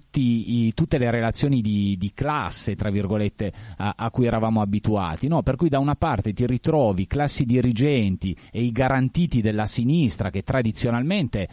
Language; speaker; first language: Italian; native; Italian